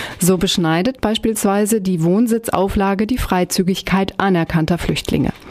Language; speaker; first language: German; native; German